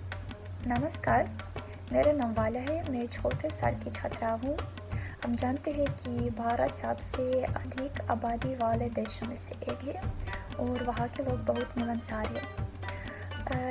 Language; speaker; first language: Hindi; non-native, fluent; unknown